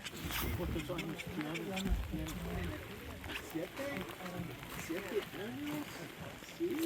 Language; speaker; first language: Spanish; non-native, learner; English